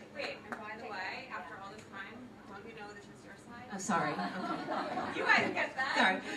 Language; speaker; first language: English; native; English